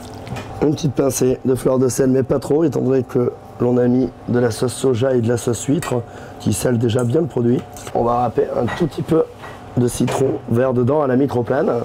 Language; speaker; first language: French; native; French